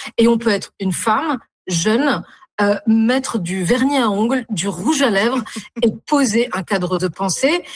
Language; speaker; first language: French; non-native, local second language; Arabic